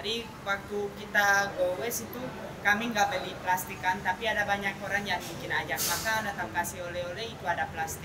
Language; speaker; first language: Indonesian; non-native, fluent; Spanish